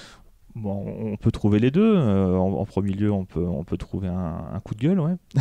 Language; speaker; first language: French; native; French